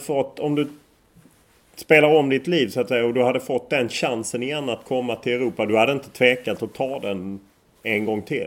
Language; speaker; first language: Swedish; native; Swedish